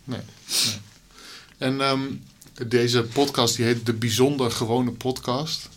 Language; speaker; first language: Dutch; native; Dutch